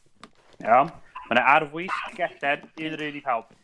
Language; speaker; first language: Welsh; native; Welsh